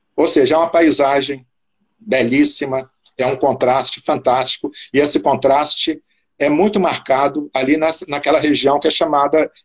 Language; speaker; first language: Portuguese; native; Portuguese